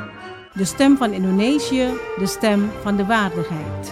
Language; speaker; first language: Dutch; non-native, fluent; Indonesian